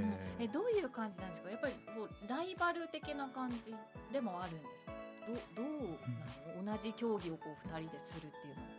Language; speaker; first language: Japanese; native; Japanese